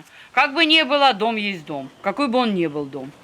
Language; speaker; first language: Russian; native; Russian